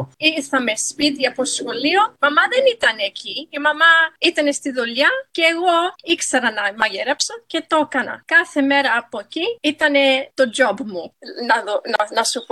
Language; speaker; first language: Greek; early bilingual, heritage; English